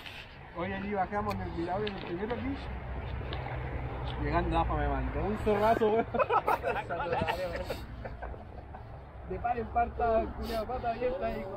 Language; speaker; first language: Spanish; native; Spanish